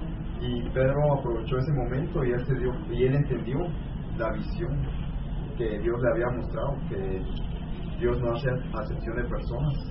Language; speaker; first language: Spanish; native; Spanish